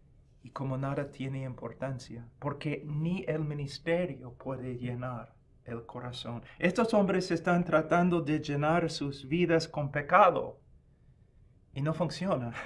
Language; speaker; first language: Spanish; non-native, fluent; English